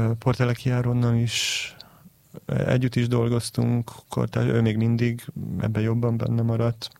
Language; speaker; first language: Hungarian; early bilingual, heritage; Hebrew